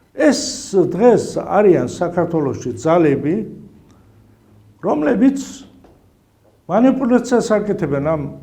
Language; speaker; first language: Georgian; non-native, local second language; Azerbaijani